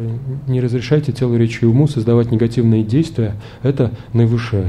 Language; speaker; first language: Russian; native; Russian